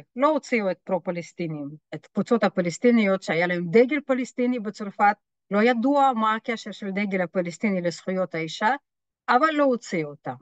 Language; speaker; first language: Hebrew; non-native, fluent; French